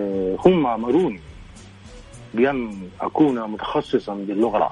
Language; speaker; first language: Arabic; non-native, fluent; Japanese